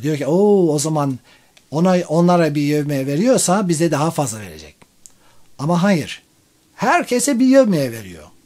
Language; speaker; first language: Turkish; non-native, fluent; English